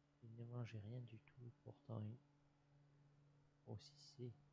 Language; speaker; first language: French; non-native, learner; English